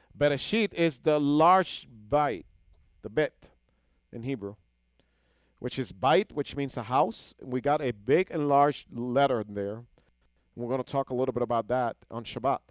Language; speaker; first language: English; non-native, fluent; Hebrew